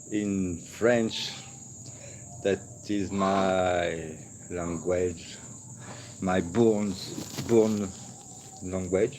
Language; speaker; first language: English; non-native, learner; French